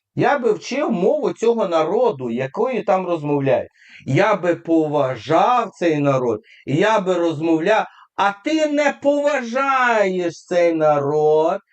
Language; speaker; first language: Ukrainian; native; Ukrainian